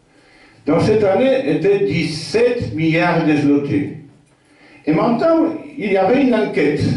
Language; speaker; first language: French; non-native, fluent; Polish